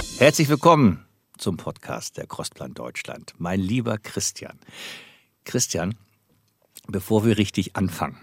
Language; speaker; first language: German; native; German